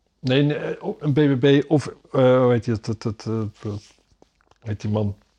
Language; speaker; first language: Dutch; native; Dutch